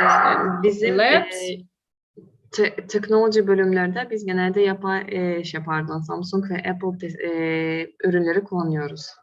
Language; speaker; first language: Turkish; non-native, fluent; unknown